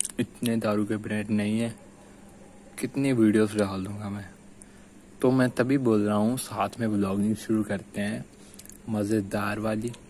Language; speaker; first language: Hindi; non-native, local second language; Punjabi